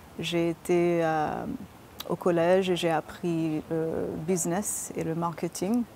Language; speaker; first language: French; early bilingual, heritage; French